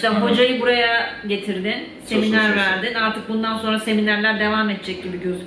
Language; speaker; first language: Turkish; native; Turkish